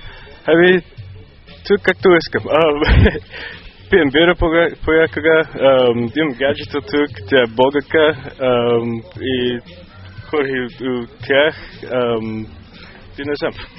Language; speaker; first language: Bulgarian; non-native, learner; English